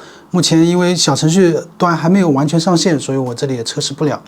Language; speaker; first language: Chinese; native; Chinese